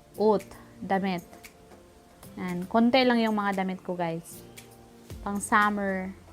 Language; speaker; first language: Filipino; native; Filipino